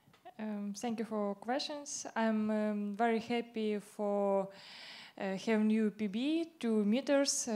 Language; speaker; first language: English; non-native, learner; Ukrainian